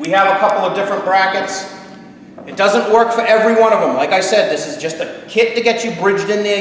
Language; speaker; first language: English; native; English